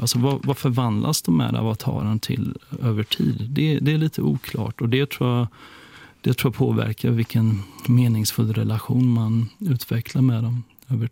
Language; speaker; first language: Swedish; native; Swedish